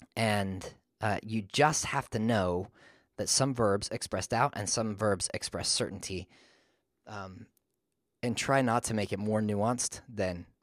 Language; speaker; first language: English; native; English